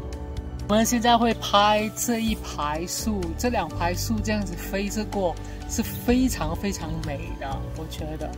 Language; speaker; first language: Chinese; native; Chinese